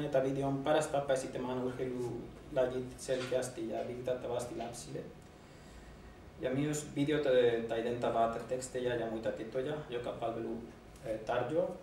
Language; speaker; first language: Finnish; non-native, learner; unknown